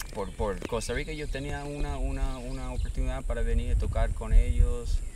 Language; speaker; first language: Spanish; non-native, fluent; English